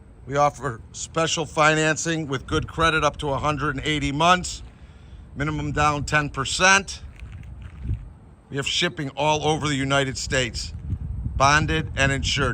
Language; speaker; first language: English; native; English